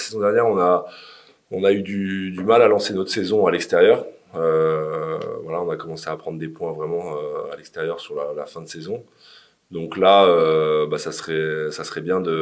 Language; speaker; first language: French; native; French